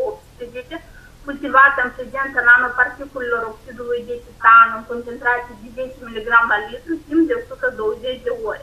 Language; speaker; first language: Romanian; native; Romanian